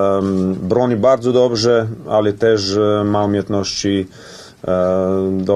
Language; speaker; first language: Polish; non-native, learner; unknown